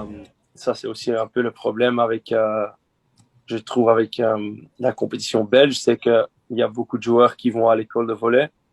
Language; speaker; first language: French; non-native, local second language; Dutch